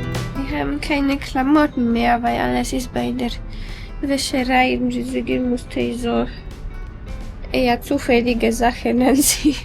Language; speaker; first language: German; non-native, fluent; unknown